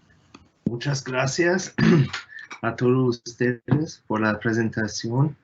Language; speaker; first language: Spanish; non-native, fluent; German